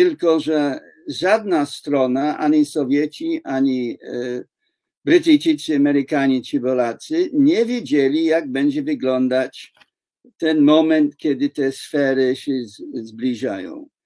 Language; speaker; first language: Polish; non-native, fluent; English